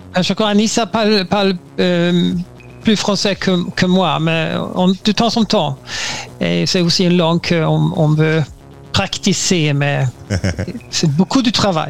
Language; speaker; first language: French; non-native, learner; Swedish